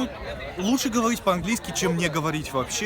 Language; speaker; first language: Russian; early bilingual, other home language; Bulgarian